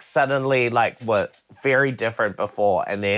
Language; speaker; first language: English; native; English